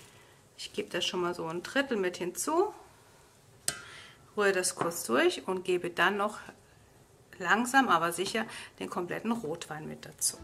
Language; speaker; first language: German; native; German